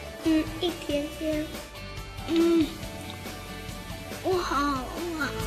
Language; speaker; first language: Chinese; non-native, learner; English